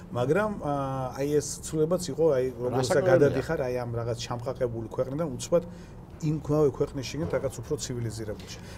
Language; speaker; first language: Georgian; native; Georgian